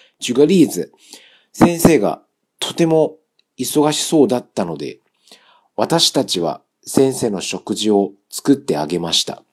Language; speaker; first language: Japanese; non-native, fluent; Chinese